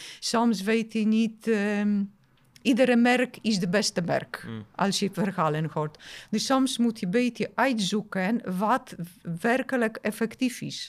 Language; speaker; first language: Dutch; non-native, fluent; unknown